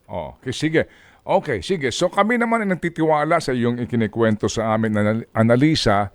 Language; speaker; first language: Filipino; native; Filipino